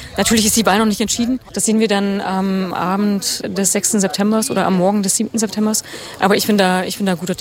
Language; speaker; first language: German; native; German